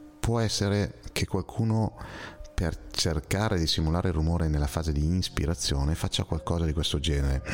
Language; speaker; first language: Italian; native; Italian